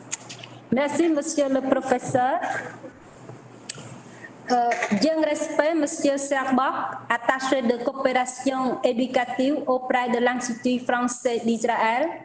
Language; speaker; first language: French; non-native, fluent; Khmer